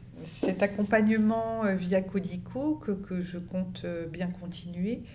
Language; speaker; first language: French; native; French